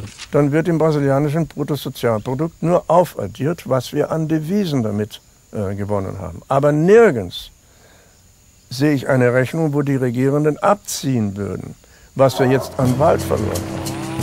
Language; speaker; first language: German; early bilingual, heritage; German